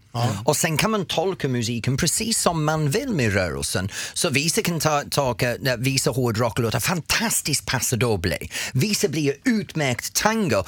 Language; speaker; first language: Swedish; non-native, fluent; English